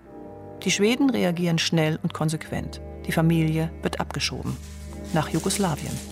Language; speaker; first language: German; native; German